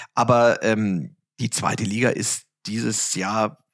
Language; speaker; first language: German; native; German